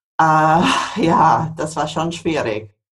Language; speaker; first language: German; non-native, fluent; English